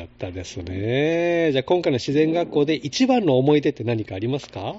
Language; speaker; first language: Japanese; native; Japanese